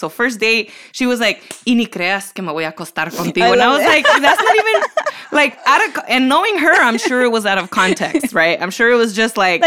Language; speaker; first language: English; early bilingual, other home language; Spanish